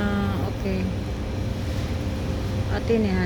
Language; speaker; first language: Arabic; non-native, learner; Filipino